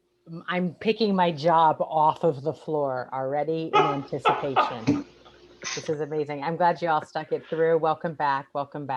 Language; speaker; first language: English; native; English